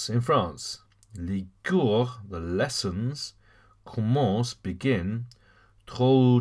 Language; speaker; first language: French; non-native, fluent; English